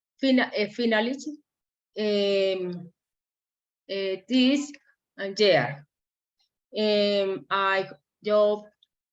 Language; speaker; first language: English; non-native, learner; Spanish